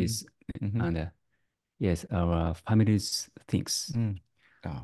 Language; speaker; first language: English; non-native, learner; Japanese